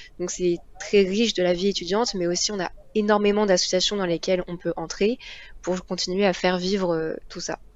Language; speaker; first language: French; native; French